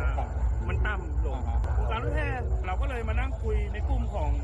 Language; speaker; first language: Thai; native; Thai